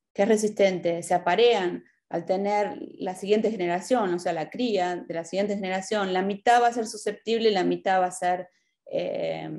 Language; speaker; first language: Spanish; native; Spanish